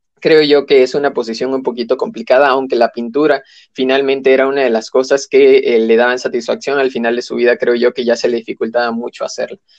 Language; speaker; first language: Spanish; native; Spanish